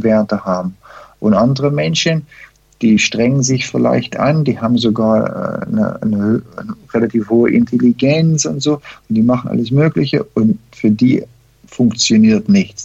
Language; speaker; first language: German; early bilingual, heritage; German